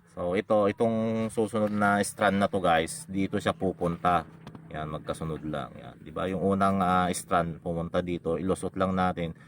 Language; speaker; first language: Filipino; non-native, local second language; Iloko